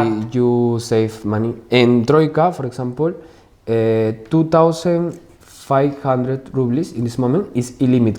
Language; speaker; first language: English; non-native, learner; Spanish